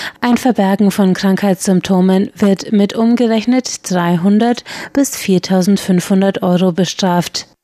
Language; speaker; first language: German; native; German